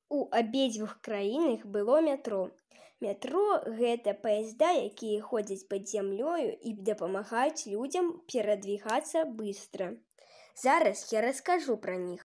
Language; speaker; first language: Belarusian; non-native, local second language; Russian